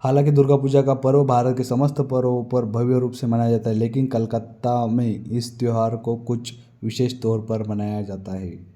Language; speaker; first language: Hindi; non-native, local second language; Marathi